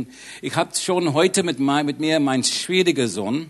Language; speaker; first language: German; non-native, learner; English